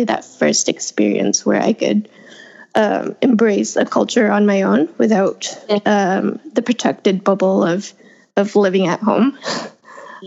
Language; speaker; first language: English; native; English